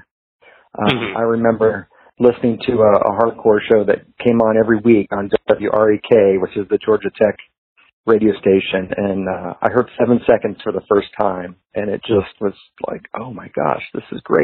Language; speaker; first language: English; native; English